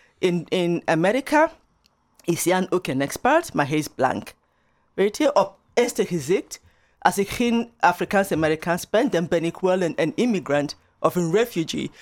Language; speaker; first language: Dutch; non-native, fluent; Igbo